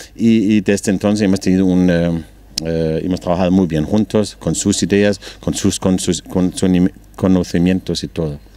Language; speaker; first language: Spanish; non-native, learner; Danish